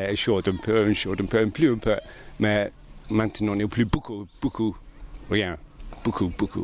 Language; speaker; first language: French; non-native, learner; English